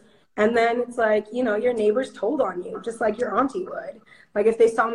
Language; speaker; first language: English; early bilingual, other home language; Amharic